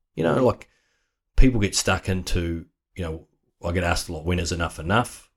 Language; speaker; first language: English; native; English